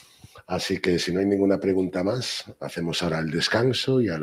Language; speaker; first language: Spanish; native; Spanish